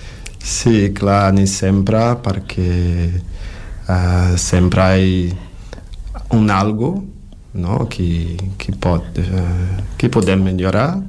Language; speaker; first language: Catalan; non-native, fluent; Portuguese